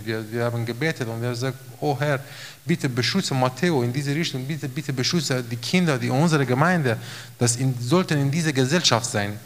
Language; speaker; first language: German; non-native, fluent; Romanian